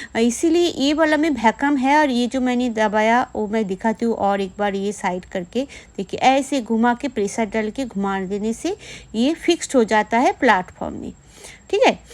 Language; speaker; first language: Hindi; non-native, local second language; Bangla